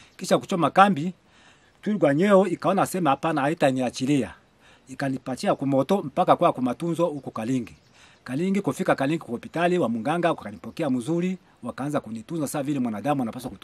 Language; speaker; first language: Swahili; non-native, local second language; Bembe